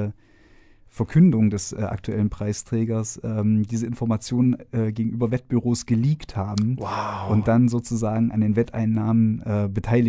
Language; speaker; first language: German; native; German